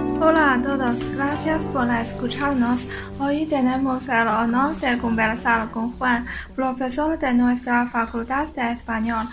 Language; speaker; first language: Spanish; non-native, learner; Chinese